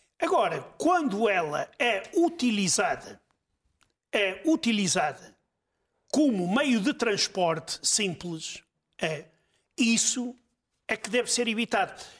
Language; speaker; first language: Portuguese; native; Portuguese